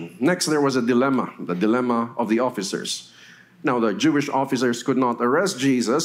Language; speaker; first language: English; non-native, local second language; Filipino